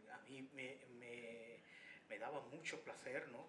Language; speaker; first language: Spanish; non-native, fluent; Bangla